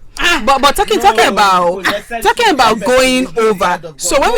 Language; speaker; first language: English; non-native, local second language; Yoruba